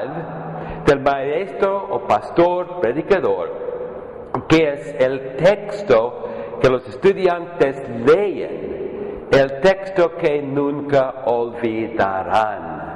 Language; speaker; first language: Spanish; non-native, fluent; English